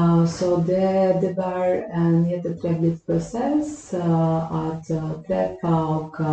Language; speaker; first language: Swedish; non-native, fluent; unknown